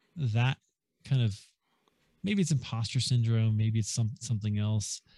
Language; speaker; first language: English; native; English